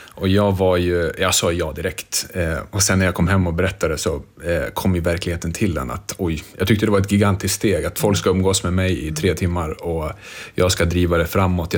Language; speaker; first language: Swedish; early bilingual, other home language; Bosnian